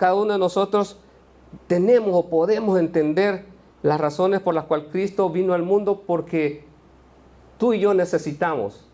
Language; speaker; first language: Spanish; native; Spanish